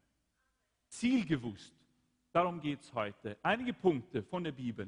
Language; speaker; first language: German; non-native, fluent; Swedish